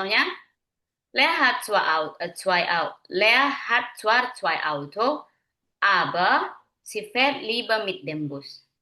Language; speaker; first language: German; non-native, fluent; Indonesian